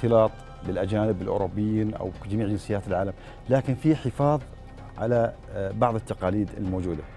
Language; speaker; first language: Arabic; native; Arabic